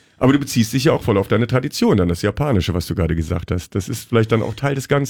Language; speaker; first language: German; native; German